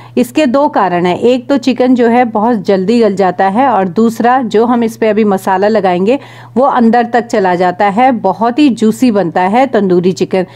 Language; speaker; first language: Hindi; native; Hindi